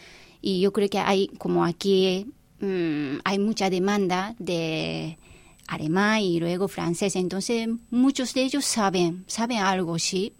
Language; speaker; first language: Spanish; non-native, fluent; Japanese